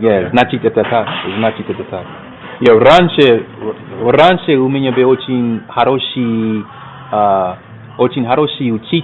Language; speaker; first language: Russian; non-native, learner; English